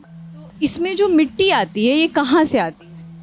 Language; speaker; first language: Hindi; native; Hindi